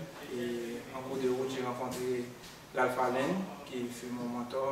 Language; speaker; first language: French; non-native, local second language; Haitian Creole